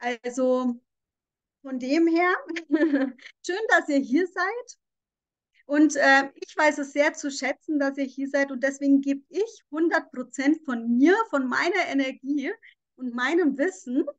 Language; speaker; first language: German; native; German